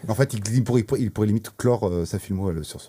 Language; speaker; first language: French; native; French